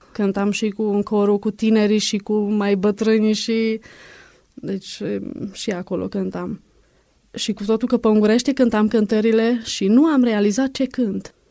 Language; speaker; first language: Romanian; non-native, local second language; Hungarian